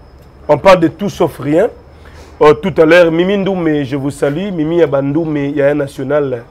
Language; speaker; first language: French; non-native, local second language; Lingala